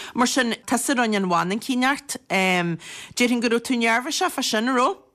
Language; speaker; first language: Irish; native; Irish